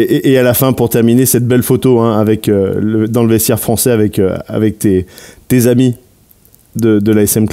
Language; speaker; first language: French; native; French